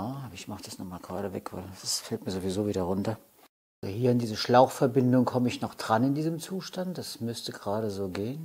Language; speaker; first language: German; native; German